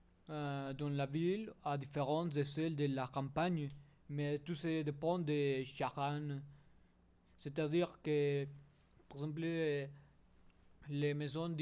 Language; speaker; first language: French; non-native, learner; Spanish